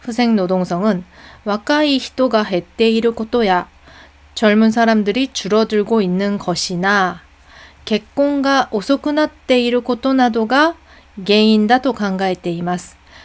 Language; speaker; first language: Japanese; non-native, fluent; Korean